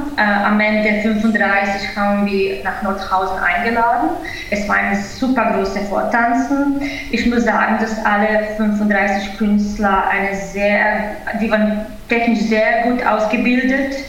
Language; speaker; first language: German; non-native, fluent; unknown